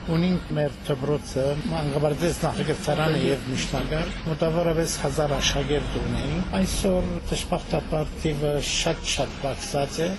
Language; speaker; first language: Armenian; early bilingual, heritage; Armenian